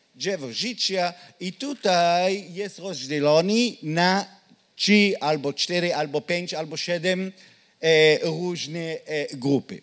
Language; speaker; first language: Polish; non-native, learner; Hebrew